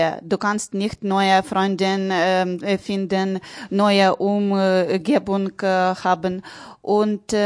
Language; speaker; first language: German; non-native, learner; Ukrainian